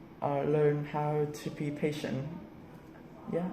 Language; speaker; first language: English; non-native, learner; Vietnamese